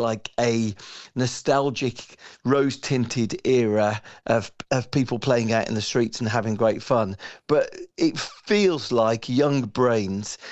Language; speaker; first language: English; native; English